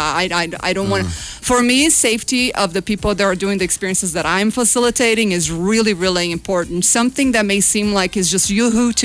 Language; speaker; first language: English; non-native, fluent; Portuguese